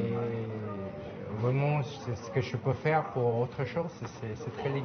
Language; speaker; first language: French; non-native, fluent; Chinese